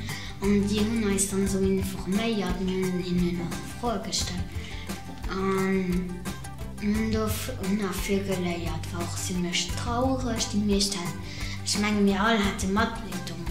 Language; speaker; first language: German; non-native, local second language; Luxembourgish